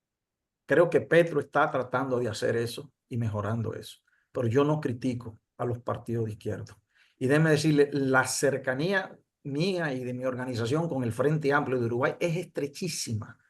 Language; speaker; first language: Spanish; native; Spanish